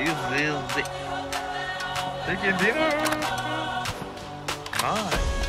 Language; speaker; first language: English; non-native, learner; Korean